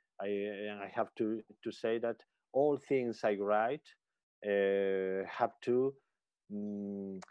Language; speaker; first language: English; non-native, learner; Spanish